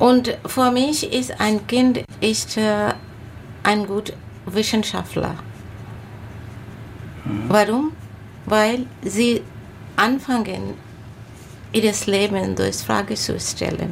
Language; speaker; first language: German; non-native, learner; Bangla